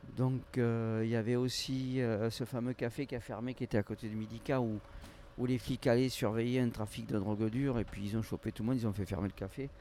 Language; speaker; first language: French; native; French